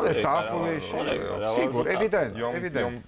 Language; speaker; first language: Romanian; native; Romanian